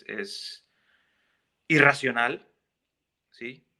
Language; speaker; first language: Spanish; native; Spanish